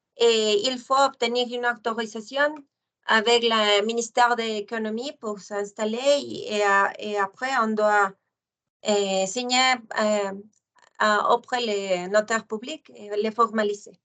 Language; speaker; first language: French; non-native, fluent; Spanish